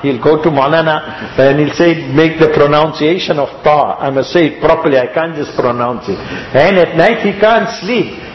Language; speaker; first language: English; native; English